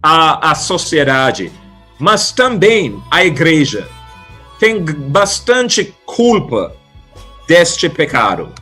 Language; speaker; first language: Portuguese; non-native, fluent; English